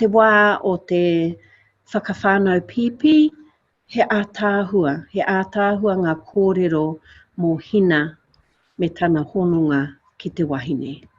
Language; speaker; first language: Māori; non-native, local second language; English